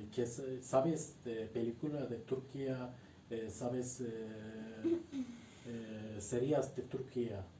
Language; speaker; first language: Spanish; non-native, learner; Turkish